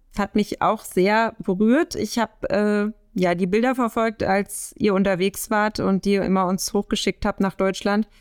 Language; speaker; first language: German; native; German